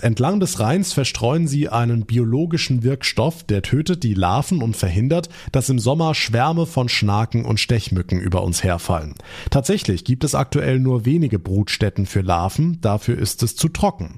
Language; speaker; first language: German; native; German